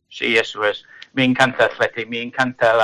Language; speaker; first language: Spanish; non-native, learner; English